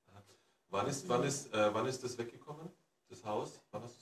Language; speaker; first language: German; native; German